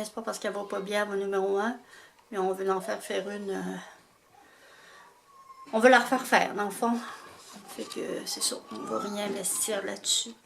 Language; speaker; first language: French; native; French